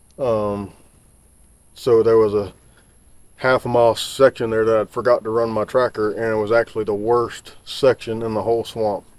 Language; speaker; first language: English; native; English